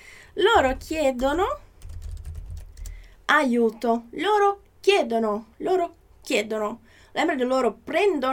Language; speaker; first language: Italian; non-native, fluent; Portuguese